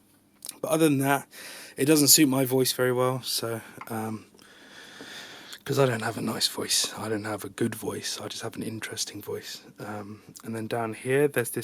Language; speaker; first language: English; native; English